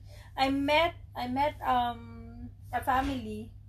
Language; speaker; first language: English; non-native, local second language; Filipino